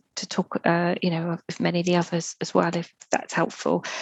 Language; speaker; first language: English; native; English